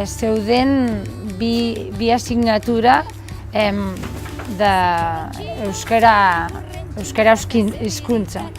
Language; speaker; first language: Basque; non-native, local second language; Catalan